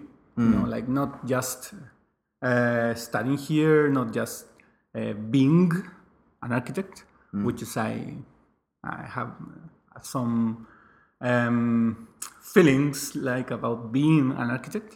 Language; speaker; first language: English; non-native, fluent; Spanish